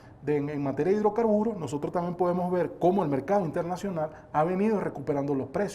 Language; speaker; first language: Spanish; native; Spanish